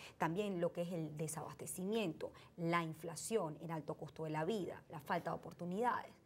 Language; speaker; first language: Spanish; native; Spanish